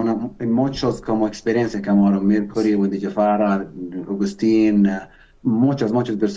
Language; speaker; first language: Spanish; non-native, learner; Arabic